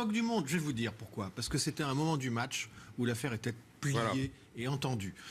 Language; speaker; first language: French; native; French